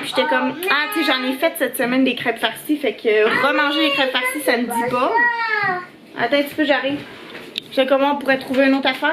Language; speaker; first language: French; native; French